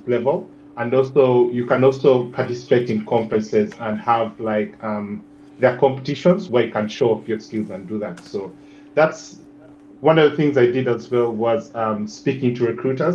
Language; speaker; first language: English; non-native, local second language; Ganda